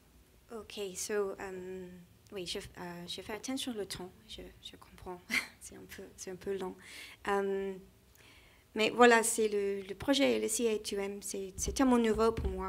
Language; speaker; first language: French; non-native, learner; English